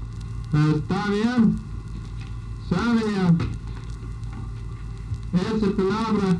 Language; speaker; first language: Spanish; non-native, learner; English